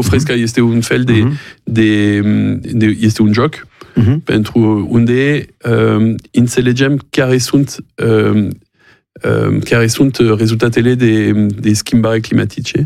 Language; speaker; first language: Romanian; non-native, learner; French